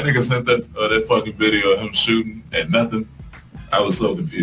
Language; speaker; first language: English; native; English